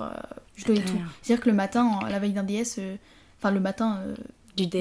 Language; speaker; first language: French; native; French